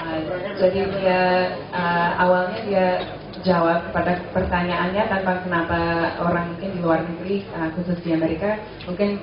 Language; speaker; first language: Indonesian; non-native, fluent; English